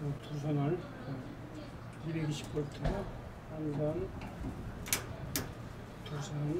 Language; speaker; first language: Korean; native; Korean